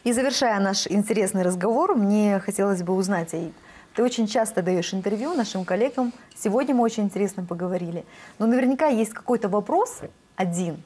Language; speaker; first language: Russian; native; Russian